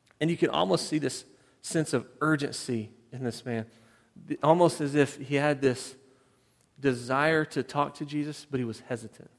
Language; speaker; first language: English; native; English